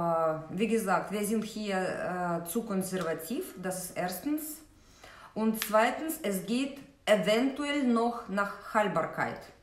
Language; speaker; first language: German; non-native, fluent; Russian